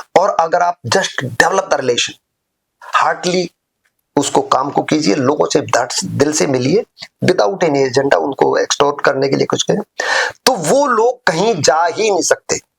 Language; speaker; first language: Hindi; native; Hindi